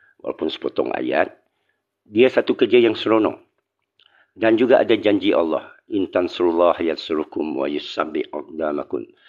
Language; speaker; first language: Malay; non-native, local second language; Chinese